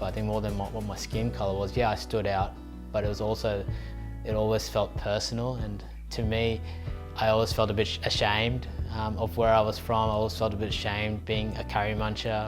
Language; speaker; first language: English; early bilingual, other home language; Urdu